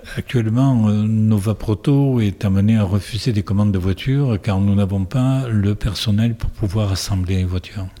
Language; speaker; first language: French; native; French